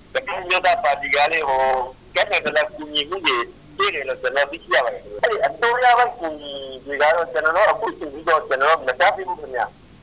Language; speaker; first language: Burmese; native; Burmese